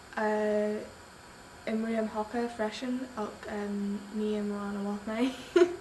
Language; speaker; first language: Irish; non-native, local second language; English